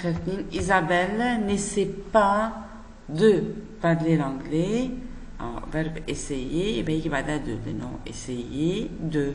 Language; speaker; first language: French; non-native, fluent; Arabic